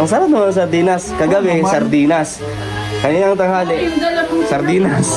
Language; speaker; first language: Filipino; non-native, local second language; Cebuano